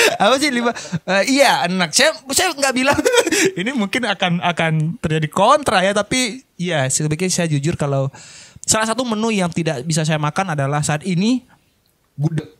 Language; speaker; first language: Indonesian; native; Indonesian